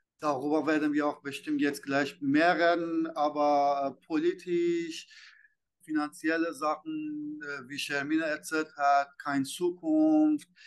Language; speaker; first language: German; non-native, fluent; Persian